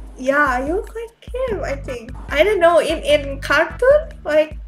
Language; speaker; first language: English; non-native, learner; Indonesian